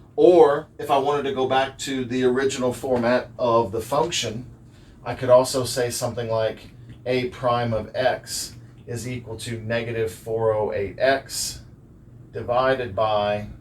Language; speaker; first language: English; native; English